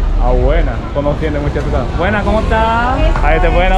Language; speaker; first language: Spanish; non-native, learner; Japanese